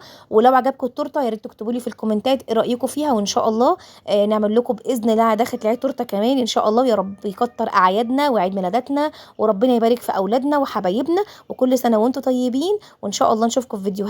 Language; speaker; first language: Arabic; native; Arabic